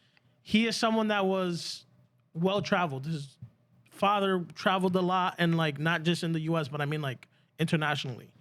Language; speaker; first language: English; early bilingual, other home language; Spanish